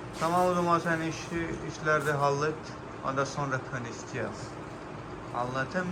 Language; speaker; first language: Turkish; non-native, learner; Punjabi